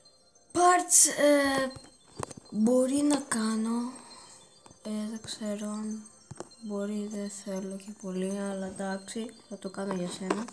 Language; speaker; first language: Greek; early bilingual, heritage; Greek